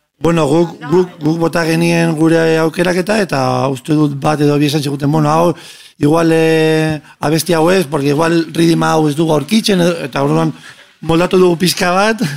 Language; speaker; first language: Basque; native; Basque